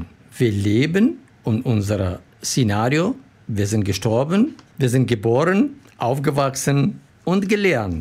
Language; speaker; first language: German; non-native, learner; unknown